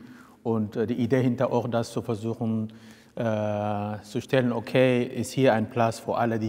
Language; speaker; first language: German; non-native, fluent; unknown